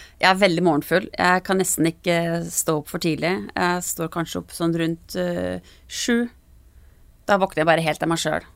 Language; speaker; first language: Norwegian; early bilingual, other home language; English